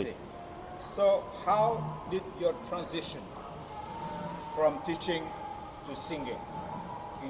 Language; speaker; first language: English; non-native, fluent; Vietnamese